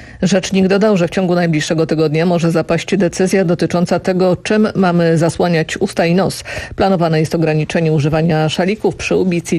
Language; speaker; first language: Polish; native; Polish